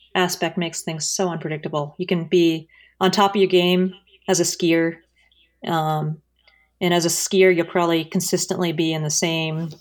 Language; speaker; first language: English; native; English